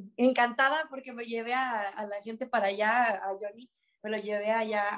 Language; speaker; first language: Spanish; native; Spanish